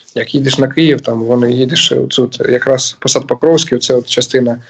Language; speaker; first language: Ukrainian; native; Ukrainian